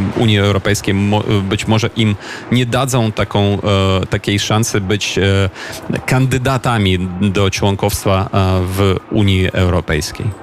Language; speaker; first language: Polish; non-native, fluent; Ukrainian